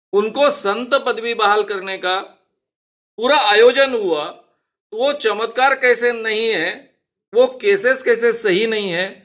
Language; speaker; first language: Hindi; non-native, local second language; Marathi